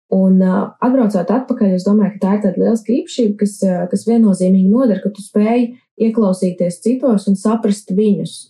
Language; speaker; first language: Latvian; native; Latvian